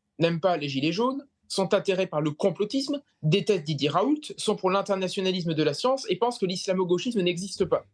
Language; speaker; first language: French; native; French